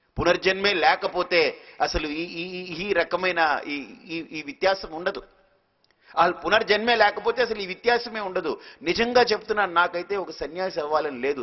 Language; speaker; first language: Telugu; native; Telugu